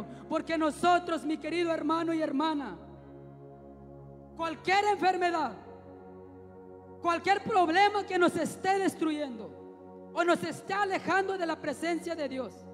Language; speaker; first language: Spanish; native; Spanish